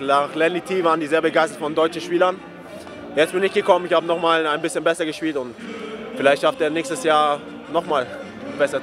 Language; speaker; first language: German; non-native, learner; Dutch